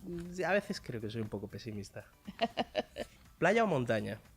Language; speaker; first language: Spanish; early bilingual, other home language; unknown